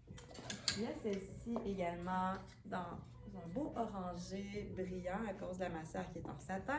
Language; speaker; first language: French; native; French